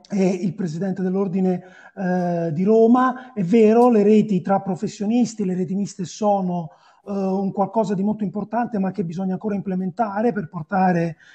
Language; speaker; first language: Italian; native; Italian